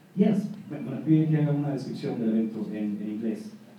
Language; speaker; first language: Spanish; native; Spanish